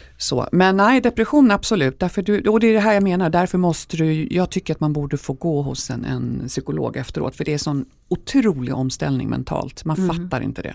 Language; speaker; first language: Swedish; native; Swedish